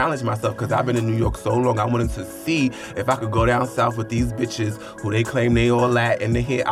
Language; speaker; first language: English; native; English